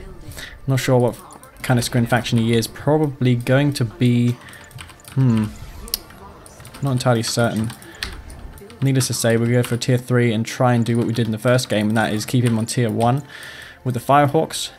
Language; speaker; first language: English; native; English